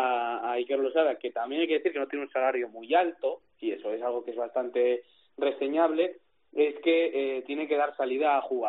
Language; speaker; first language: Spanish; native; Spanish